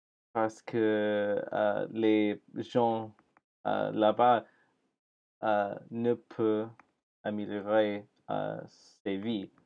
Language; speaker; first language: French; non-native, learner; English